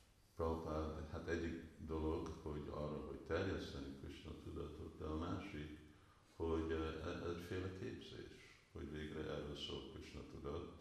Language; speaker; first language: Hungarian; early bilingual, heritage; Hungarian